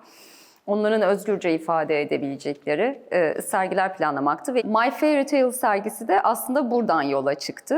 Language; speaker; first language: Turkish; native; Turkish